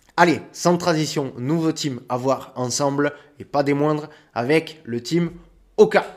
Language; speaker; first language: French; native; French